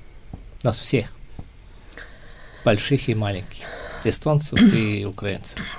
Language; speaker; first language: Russian; non-native, fluent; Estonian